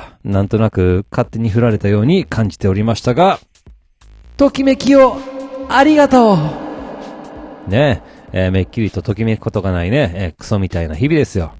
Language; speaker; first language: Japanese; native; Japanese